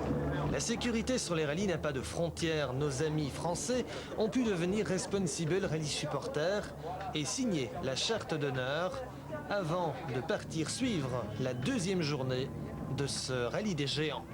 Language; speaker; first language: French; native; French